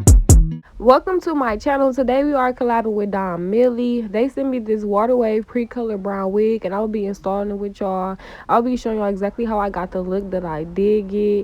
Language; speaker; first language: English; native; English